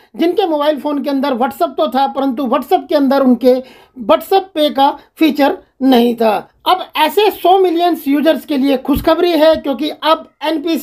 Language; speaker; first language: Hindi; native; Hindi